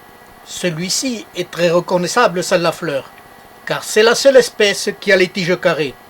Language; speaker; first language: French; native; French